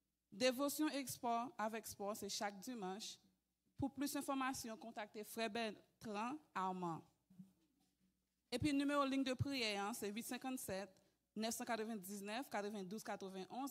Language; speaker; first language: French; early bilingual, heritage; French